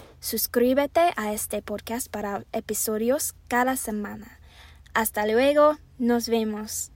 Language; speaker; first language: Spanish; non-native, fluent; English